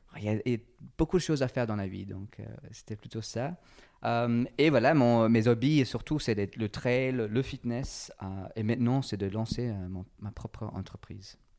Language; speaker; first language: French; non-native, fluent; English